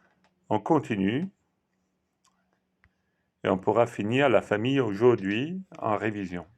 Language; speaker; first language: French; non-native, fluent; Italian